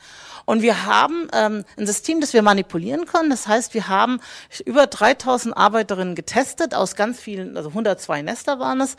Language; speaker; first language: German; native; German